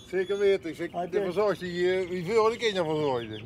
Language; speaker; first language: Dutch; native; Dutch